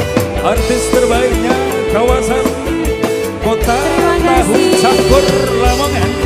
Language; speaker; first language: Indonesian; native; Indonesian